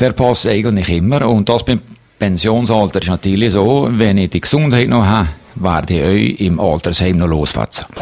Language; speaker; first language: German; native; German